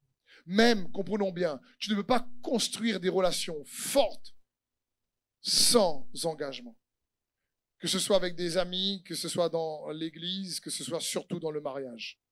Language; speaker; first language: French; native; French